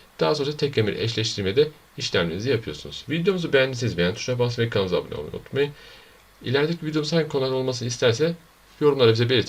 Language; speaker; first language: Turkish; native; Turkish